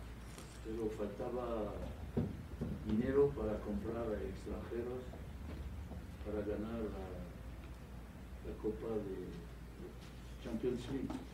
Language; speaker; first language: Spanish; non-native, fluent; French